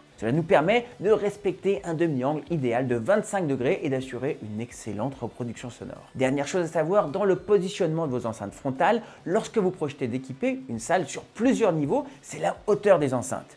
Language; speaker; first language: French; native; French